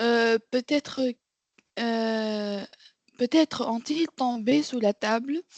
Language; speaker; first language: French; non-native, learner; Arabic